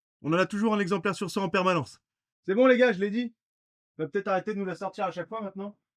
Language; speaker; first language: French; native; French